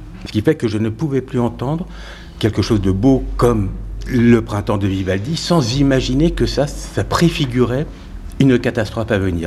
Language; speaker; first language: French; native; French